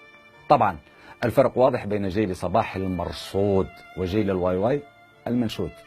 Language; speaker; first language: Arabic; native; Arabic